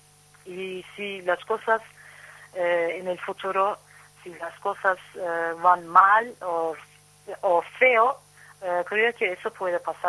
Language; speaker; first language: Spanish; non-native, fluent; Turkish